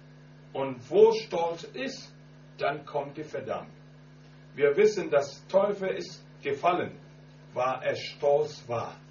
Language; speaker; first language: German; non-native, learner; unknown